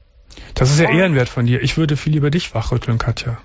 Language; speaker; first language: German; native; German